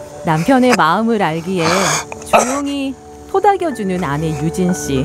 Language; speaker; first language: Korean; native; Korean